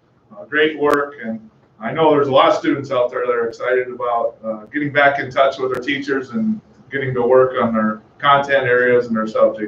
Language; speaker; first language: English; native; English